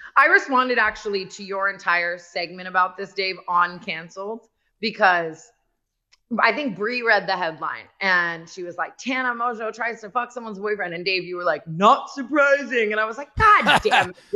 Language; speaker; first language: English; native; English